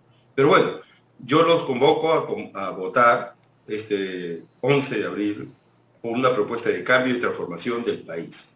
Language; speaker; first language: Spanish; native; Spanish